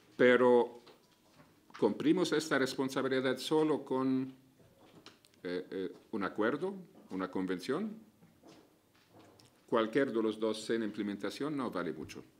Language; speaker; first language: Spanish; non-native, fluent; Arabic